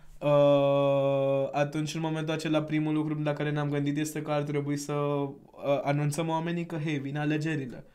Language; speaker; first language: Romanian; non-native, fluent; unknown